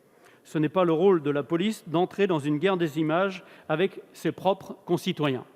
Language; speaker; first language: French; native; French